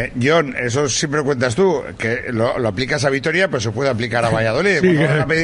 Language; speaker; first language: Spanish; native; Spanish